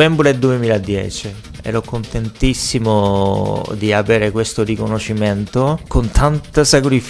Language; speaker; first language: Italian; non-native, fluent; Japanese